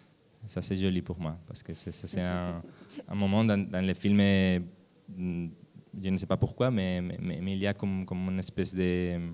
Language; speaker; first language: French; non-native, learner; Spanish